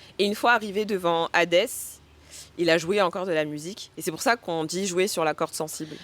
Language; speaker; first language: French; early bilingual, other home language; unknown